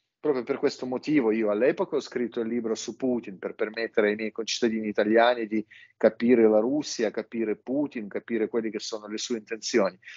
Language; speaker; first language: Italian; non-native, fluent; Russian